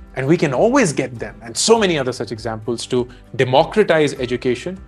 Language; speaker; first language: English; non-native, local second language; Hindi